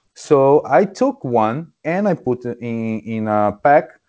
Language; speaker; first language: English; non-native, fluent; Portuguese